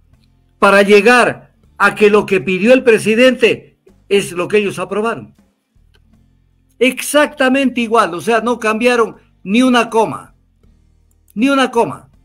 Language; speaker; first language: Spanish; native; Spanish